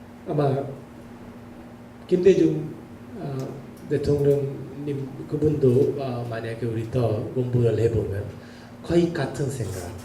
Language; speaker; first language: Korean; non-native, learner; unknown